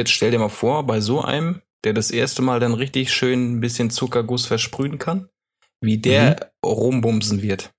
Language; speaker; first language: German; native; German